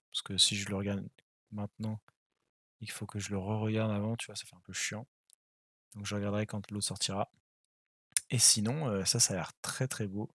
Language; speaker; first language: French; native; French